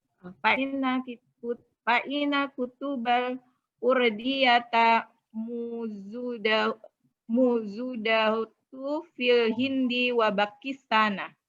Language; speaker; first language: Arabic; non-native, learner; Indonesian